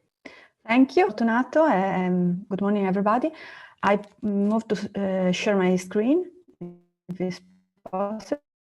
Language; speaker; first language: English; non-native, learner; Italian